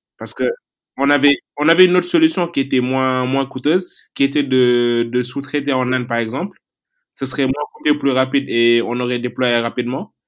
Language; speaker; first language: French; non-native, local second language; Wolof